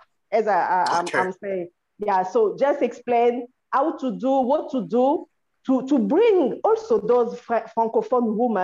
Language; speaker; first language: English; non-native, fluent; French